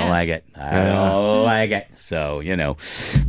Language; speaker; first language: English; native; English